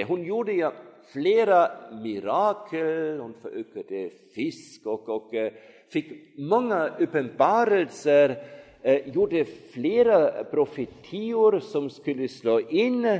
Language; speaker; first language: Swedish; non-native, fluent; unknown